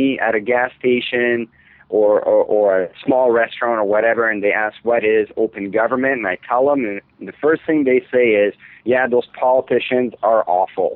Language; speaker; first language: English; non-native, fluent; French